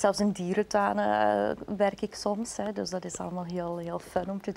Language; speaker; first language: Dutch; native; Dutch